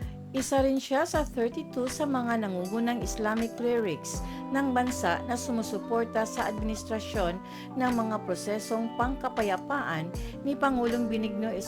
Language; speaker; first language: Filipino; native; Filipino